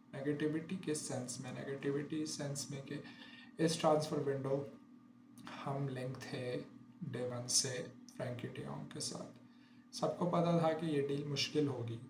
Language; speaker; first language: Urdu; native; Urdu